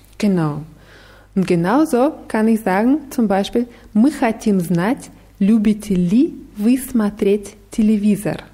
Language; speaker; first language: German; non-native, fluent; Russian